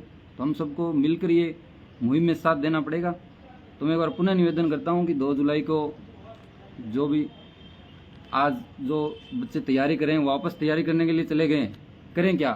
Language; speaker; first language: Hindi; native; Hindi